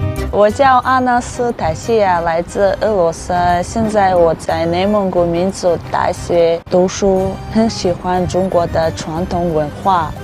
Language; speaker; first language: Chinese; non-native, learner; Russian